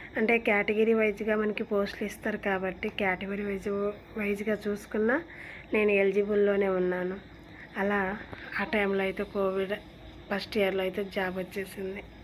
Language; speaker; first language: Telugu; non-native, local second language; Lambadi